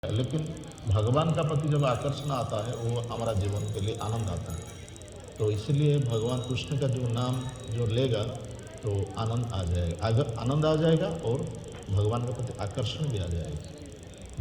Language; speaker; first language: Hindi; non-native, local second language; Bangla